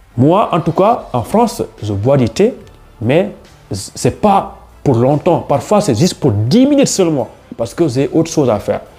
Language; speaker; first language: French; non-native, local second language; Wolof